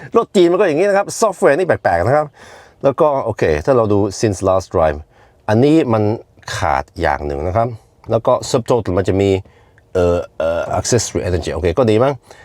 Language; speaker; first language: Thai; non-native, fluent; Norwegian